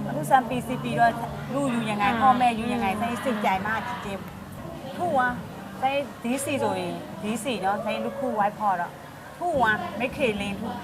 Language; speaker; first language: Thai; non-native, learner; Khmer